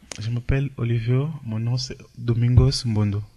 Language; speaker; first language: French; non-native, learner; Portuguese